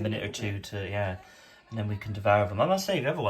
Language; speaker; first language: English; native; English